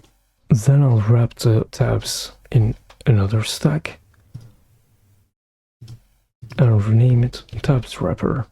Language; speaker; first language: English; non-native, fluent; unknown